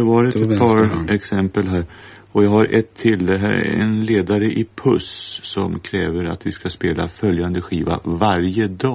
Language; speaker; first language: Swedish; native; Swedish